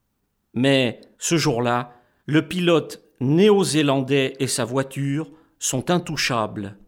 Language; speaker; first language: French; native; French